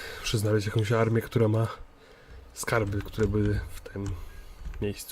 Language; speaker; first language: Polish; native; Polish